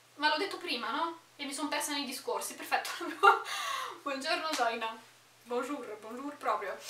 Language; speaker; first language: Italian; early bilingual, other home language; Romanian